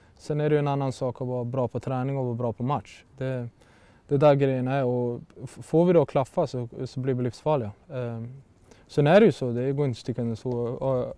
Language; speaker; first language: Swedish; native; Swedish